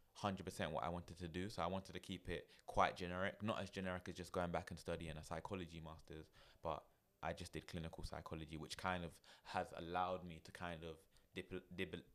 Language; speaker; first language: English; native; English